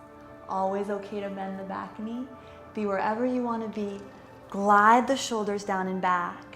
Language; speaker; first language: English; native; English